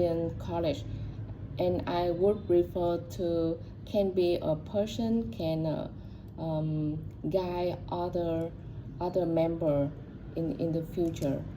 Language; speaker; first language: English; non-native, learner; Vietnamese